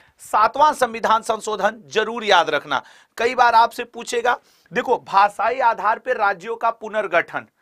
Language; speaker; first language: Hindi; native; Hindi